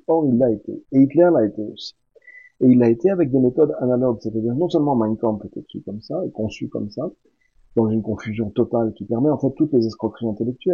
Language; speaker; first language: French; native; French